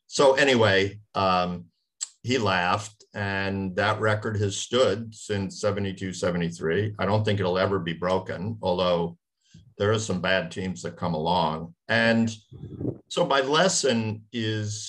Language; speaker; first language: English; native; English